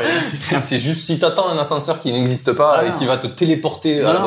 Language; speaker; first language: French; native; French